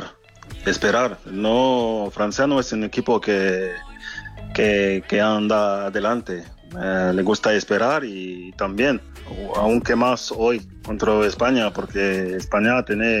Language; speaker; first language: Spanish; non-native, fluent; French